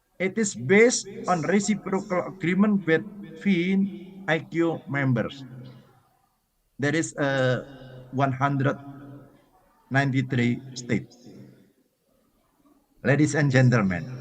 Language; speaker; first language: English; non-native, fluent; Indonesian